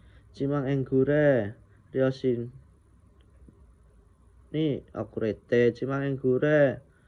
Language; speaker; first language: Japanese; non-native, learner; Indonesian